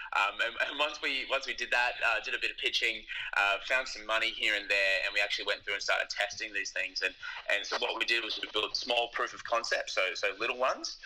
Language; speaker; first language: English; native; English